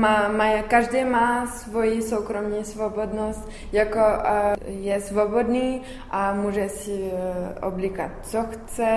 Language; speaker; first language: Czech; early bilingual, heritage; Arabic